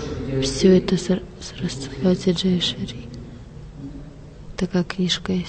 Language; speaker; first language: Russian; non-native, learner; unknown